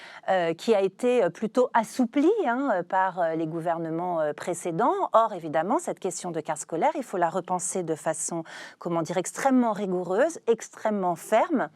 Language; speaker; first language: French; native; French